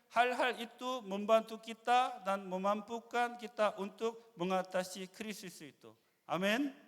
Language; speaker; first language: Malay; non-native, fluent; Korean